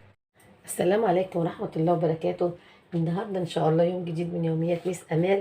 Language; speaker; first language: Arabic; native; Arabic